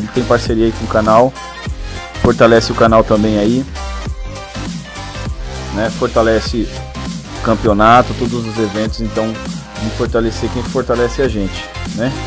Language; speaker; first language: Portuguese; native; Portuguese